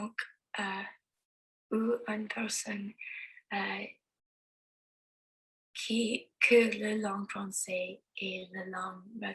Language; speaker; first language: French; non-native, learner; English